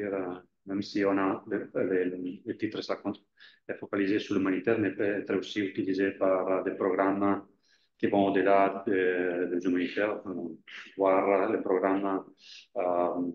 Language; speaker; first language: French; non-native, fluent; Italian